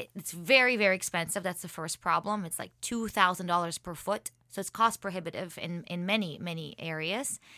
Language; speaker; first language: English; early bilingual, other home language; Hebrew